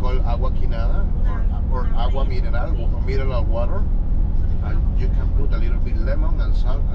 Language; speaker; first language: English; non-native, fluent; Spanish